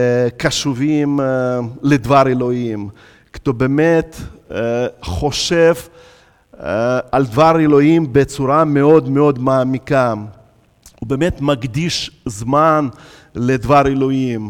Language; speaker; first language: Hebrew; non-native, fluent; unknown